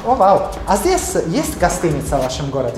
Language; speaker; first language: Russian; non-native, learner; Italian